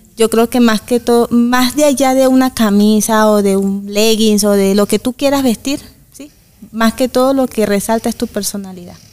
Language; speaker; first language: Spanish; native; Spanish